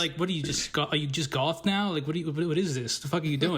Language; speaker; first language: English; native; English